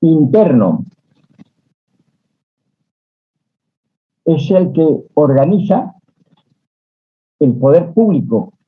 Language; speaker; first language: Spanish; native; Spanish